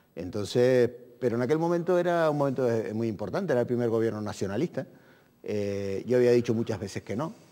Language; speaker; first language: Spanish; native; Spanish